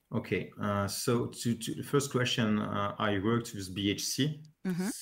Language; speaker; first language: English; non-native, fluent; French